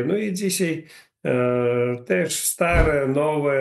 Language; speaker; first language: Polish; non-native, learner; Ukrainian